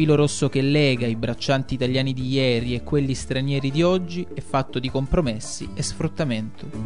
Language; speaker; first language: Italian; native; Italian